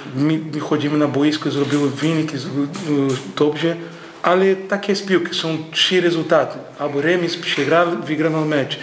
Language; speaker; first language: Polish; non-native, learner; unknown